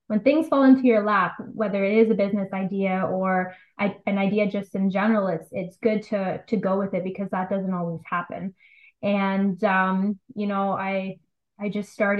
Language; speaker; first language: English; native; English